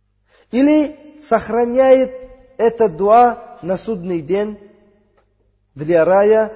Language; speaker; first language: Russian; non-native, learner; Uzbek